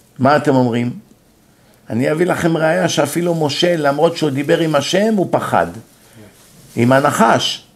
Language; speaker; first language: Hebrew; native; Hebrew